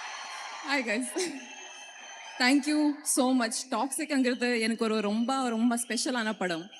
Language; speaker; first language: Tamil; non-native, learner; Kannada